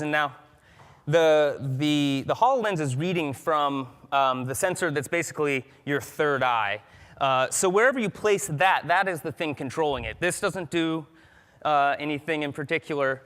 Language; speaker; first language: English; native; English